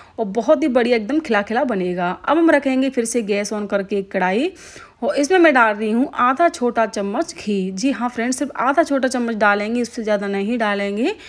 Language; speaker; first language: Hindi; native; Hindi